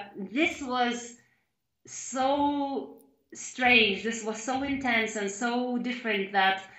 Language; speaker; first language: English; non-native, fluent; Lithuanian